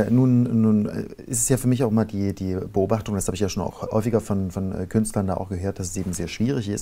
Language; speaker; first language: German; native; German